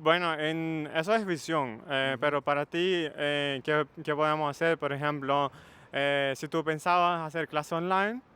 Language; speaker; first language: Spanish; non-native, fluent; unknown